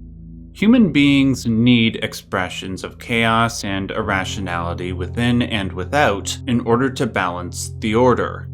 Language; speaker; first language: English; native; English